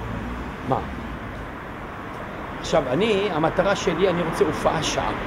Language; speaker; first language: Hebrew; non-native, fluent; French